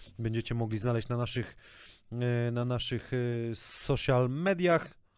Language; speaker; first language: Polish; native; Polish